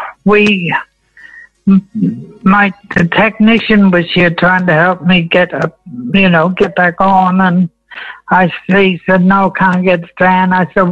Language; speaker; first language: English; native; English